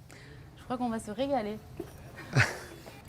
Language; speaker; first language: French; native; French